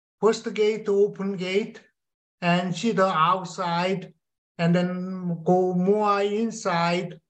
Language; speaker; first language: English; non-native, learner; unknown